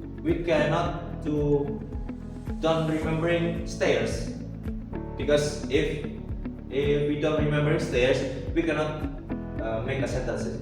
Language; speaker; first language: English; non-native, learner; Indonesian